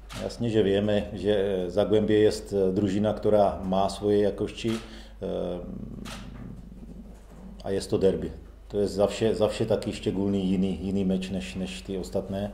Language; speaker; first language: Polish; non-native, learner; Czech